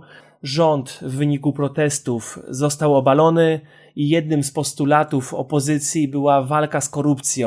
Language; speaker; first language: Polish; native; Polish